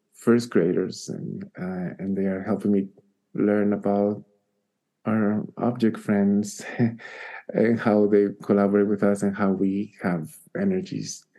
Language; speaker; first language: English; non-native, fluent; Spanish